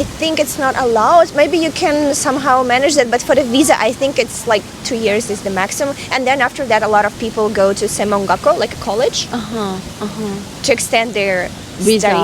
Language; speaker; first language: English; non-native, fluent; Russian